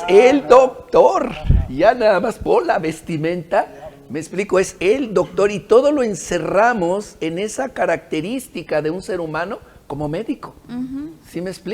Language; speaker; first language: Spanish; native; Spanish